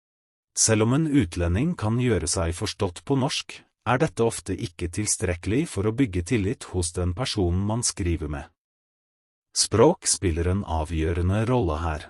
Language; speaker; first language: Norwegian; non-native, fluent; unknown